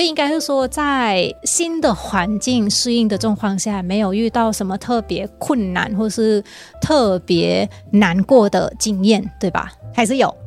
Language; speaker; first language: Chinese; native; Chinese